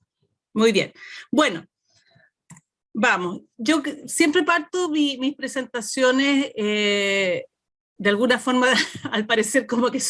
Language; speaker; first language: Spanish; native; Spanish